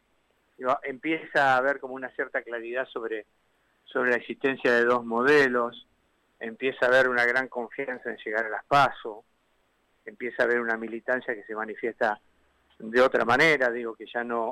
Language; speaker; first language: Spanish; native; Spanish